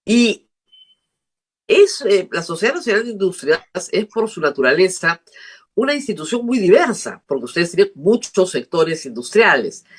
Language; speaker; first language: Spanish; native; Spanish